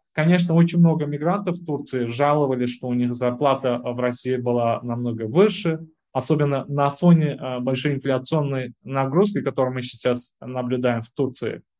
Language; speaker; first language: Russian; non-native, local second language; Uzbek